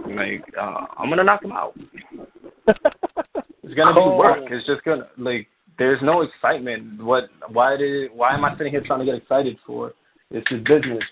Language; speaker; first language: English; non-native, fluent; Spanish